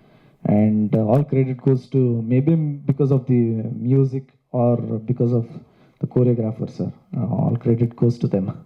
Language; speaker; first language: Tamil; non-native, learner; Kannada